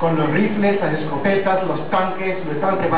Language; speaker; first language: Spanish; native; Spanish